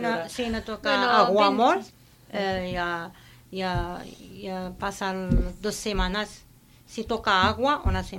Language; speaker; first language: Spanish; non-native, learner; Arabic